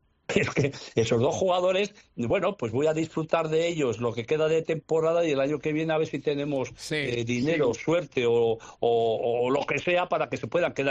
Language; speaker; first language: Spanish; native; Spanish